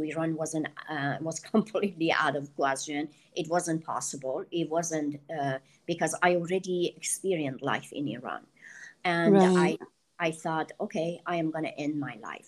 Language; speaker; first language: English; non-native, fluent; Persian